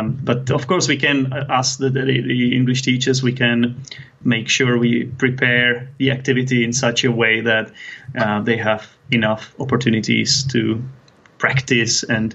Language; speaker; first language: English; non-native, fluent; Czech